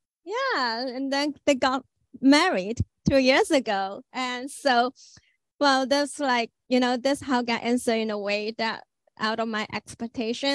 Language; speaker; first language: English; non-native, fluent; Chinese